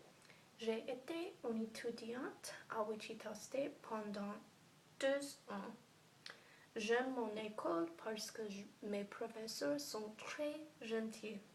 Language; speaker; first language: French; non-native, learner; English